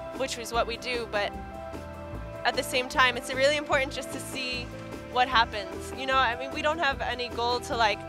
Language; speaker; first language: English; native; English